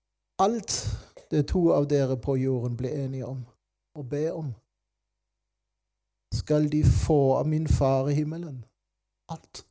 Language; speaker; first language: Norwegian; non-native, fluent; German